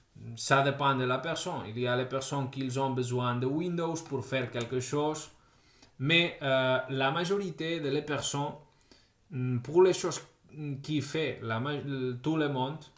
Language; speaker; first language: French; non-native, fluent; Spanish